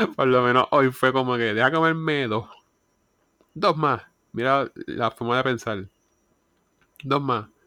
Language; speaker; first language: Spanish; native; Spanish